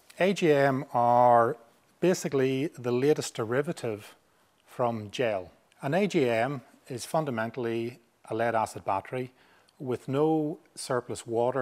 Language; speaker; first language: English; native; English